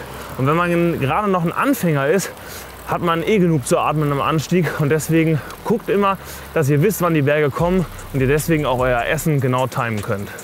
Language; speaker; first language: German; native; German